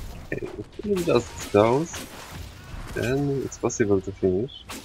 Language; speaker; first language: English; non-native, fluent; Polish